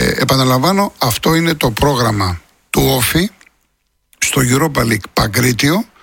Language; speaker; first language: Greek; native; Greek